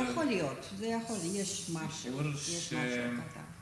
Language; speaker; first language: Hebrew; non-native, fluent; Romanian